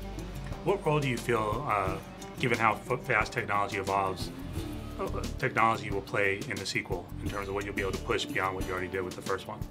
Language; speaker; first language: English; native; English